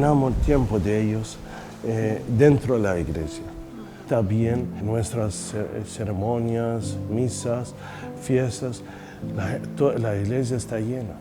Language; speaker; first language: Spanish; non-native, fluent; Arabic